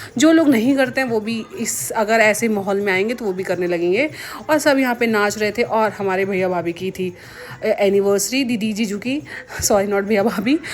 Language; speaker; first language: Hindi; native; Hindi